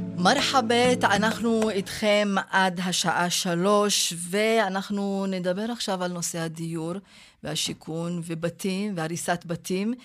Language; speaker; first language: Hebrew; non-native, local second language; Arabic